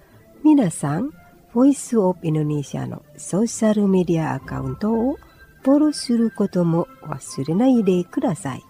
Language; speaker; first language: Japanese; non-native, fluent; Indonesian